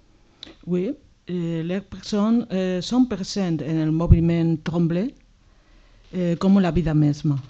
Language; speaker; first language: French; non-native, learner; Spanish